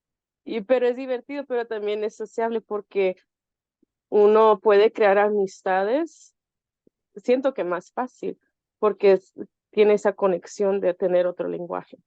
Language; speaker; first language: Spanish; early bilingual, heritage; Spanish